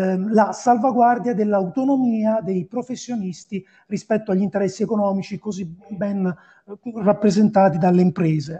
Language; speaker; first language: Italian; native; Italian